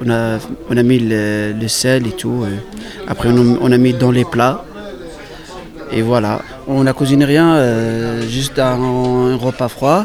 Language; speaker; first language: French; non-native, learner; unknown